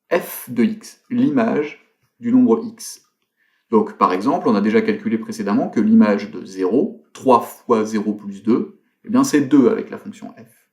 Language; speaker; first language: French; native; French